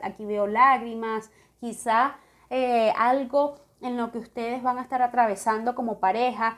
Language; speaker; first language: Spanish; native; Spanish